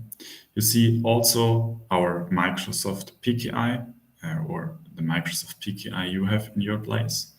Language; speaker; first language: English; non-native, fluent; German